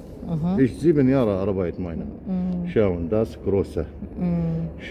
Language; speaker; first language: German; non-native, learner; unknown